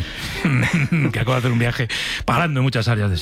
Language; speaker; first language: Spanish; native; Spanish